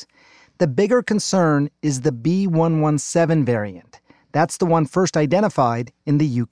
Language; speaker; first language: English; native; English